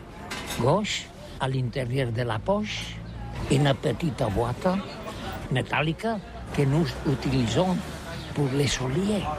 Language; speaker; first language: French; non-native, learner; Catalan